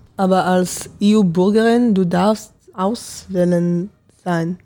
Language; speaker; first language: German; non-native, fluent; Hebrew